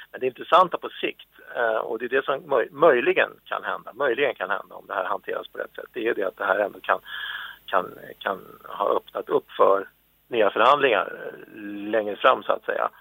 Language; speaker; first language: Swedish; native; Swedish